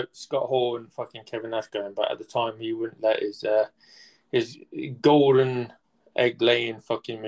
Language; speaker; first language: English; native; English